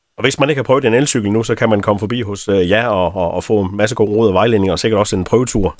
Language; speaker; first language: Danish; native; Danish